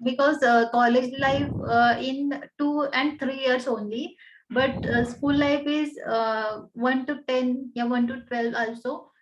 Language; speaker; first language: English; non-native, learner; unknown